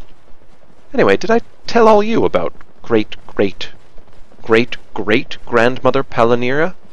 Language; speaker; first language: English; native; English